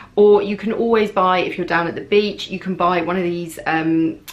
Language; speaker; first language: English; native; English